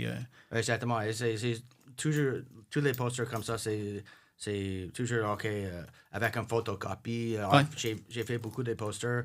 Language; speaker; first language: French; non-native, local second language; English